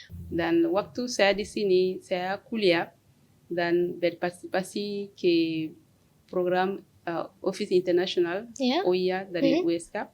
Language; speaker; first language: Indonesian; non-native, learner; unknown